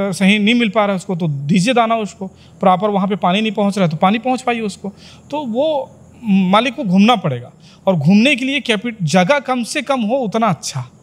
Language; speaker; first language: Hindi; native; Hindi